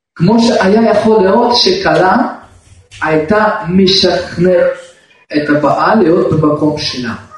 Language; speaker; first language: Hebrew; non-native, fluent; Russian